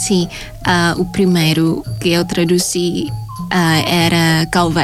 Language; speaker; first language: Portuguese; non-native, fluent; Thai